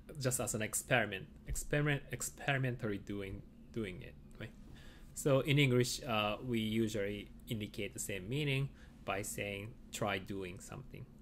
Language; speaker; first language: English; non-native, fluent; Japanese